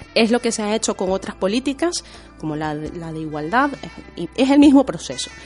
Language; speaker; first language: Spanish; native; Spanish